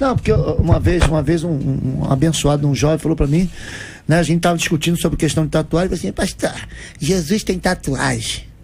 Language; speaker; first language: Portuguese; native; Portuguese